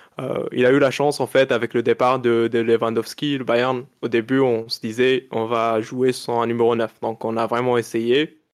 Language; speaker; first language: French; non-native, local second language; Arabic